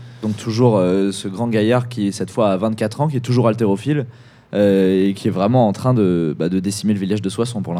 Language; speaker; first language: French; native; French